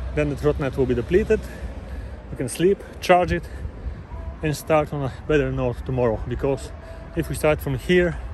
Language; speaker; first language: English; non-native, fluent; Bulgarian